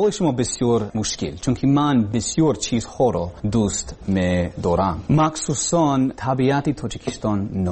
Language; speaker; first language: Persian; non-native, learner; English